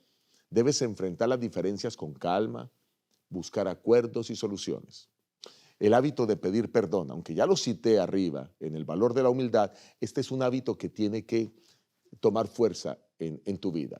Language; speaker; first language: Spanish; native; Spanish